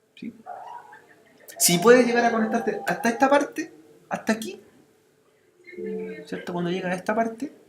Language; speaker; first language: Spanish; native; Spanish